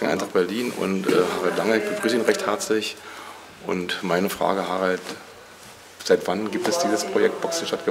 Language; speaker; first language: German; native; German